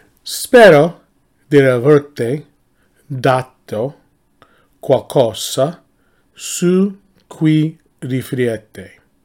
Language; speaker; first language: Italian; non-native, learner; English